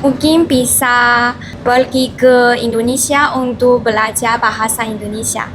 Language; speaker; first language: Indonesian; non-native, learner; Chinese